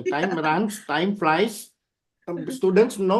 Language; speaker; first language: English; non-native, learner; Indonesian